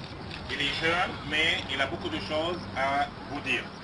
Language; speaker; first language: French; non-native, fluent; Arabic